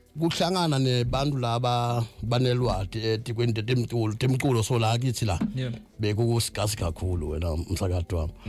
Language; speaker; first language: Zulu; non-native, local second language; Swati